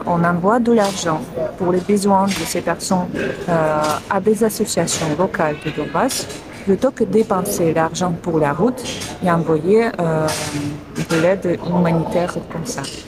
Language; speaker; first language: French; non-native, fluent; Russian